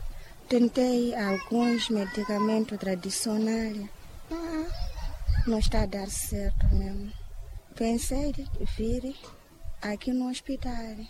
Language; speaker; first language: Portuguese; non-native, local second language; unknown